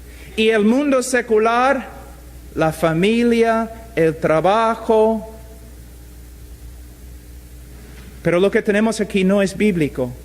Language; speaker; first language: Spanish; non-native, fluent; English